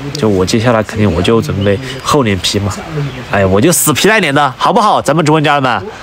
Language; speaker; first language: Chinese; native; Chinese